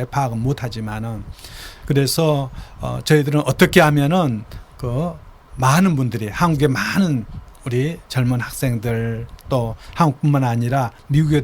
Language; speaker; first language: Korean; native; Korean